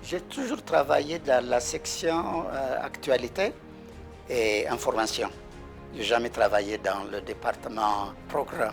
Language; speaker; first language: French; non-native, fluent; Amharic